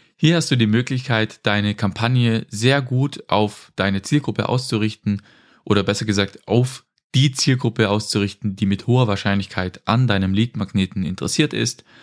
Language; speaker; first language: German; native; German